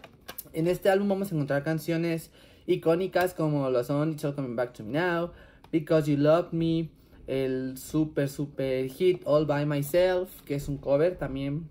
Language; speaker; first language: Spanish; native; Spanish